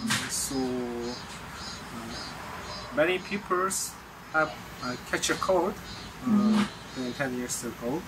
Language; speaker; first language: English; non-native, learner; Korean